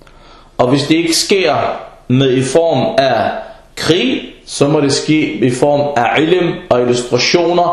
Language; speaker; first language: Danish; early bilingual, other home language; Arabic